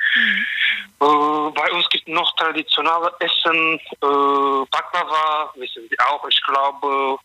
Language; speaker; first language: German; non-native, learner; Turkish